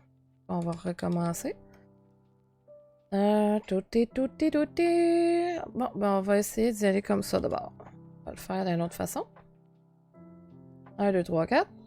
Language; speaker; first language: French; native; French